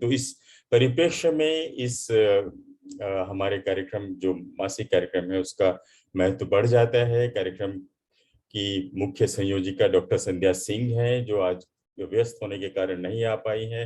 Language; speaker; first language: Hindi; native; Hindi